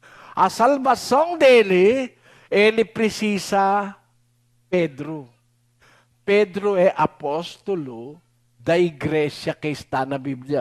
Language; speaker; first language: Portuguese; non-native, learner; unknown